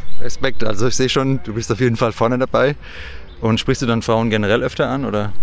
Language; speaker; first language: German; native; German